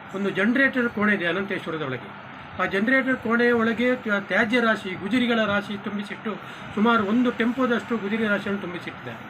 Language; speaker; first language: Kannada; native; Kannada